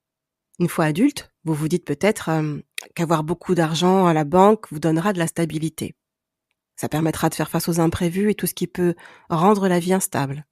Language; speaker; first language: French; native; French